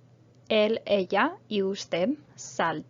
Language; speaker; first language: Spanish; non-native, fluent; English